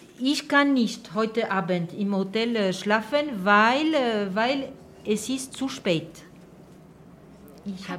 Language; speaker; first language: German; non-native, learner; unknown